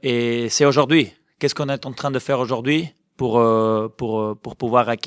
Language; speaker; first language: French; non-native, fluent; Spanish